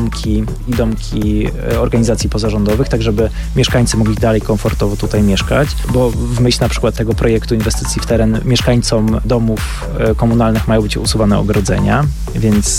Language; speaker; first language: Polish; native; Polish